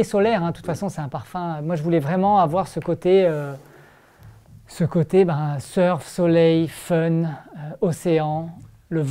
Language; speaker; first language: French; native; French